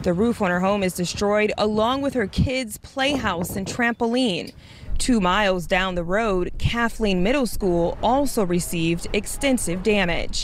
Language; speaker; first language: English; native; English